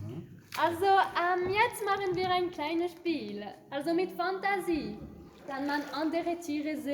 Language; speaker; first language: German; non-native, local second language; French